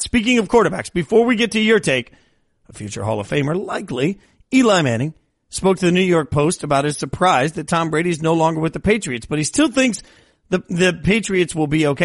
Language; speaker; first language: English; native; English